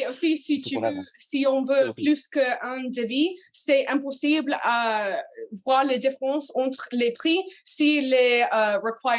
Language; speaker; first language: French; non-native, learner; English